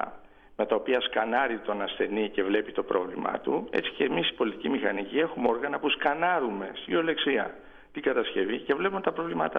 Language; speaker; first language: Greek; native; Greek